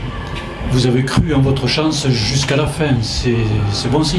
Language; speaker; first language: French; native; French